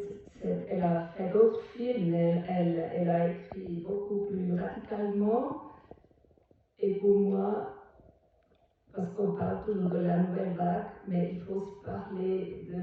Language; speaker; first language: French; non-native, fluent; Portuguese